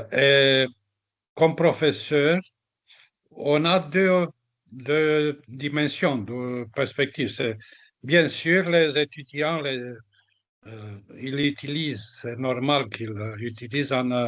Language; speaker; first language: French; non-native, fluent; Romanian